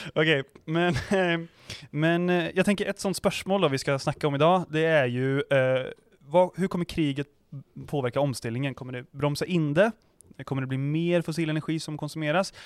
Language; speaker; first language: Swedish; native; Swedish